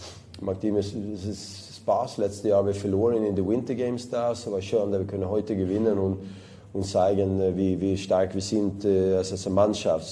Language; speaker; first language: German; non-native, fluent; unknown